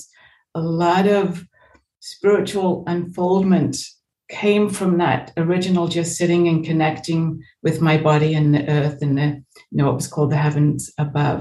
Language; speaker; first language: English; native; English